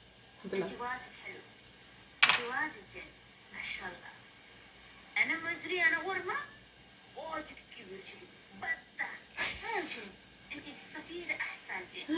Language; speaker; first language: Arabic; non-native, learner; Nepali